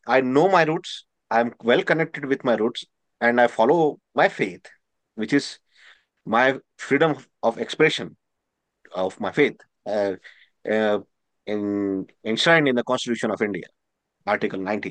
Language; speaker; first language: English; non-native, local second language; Marathi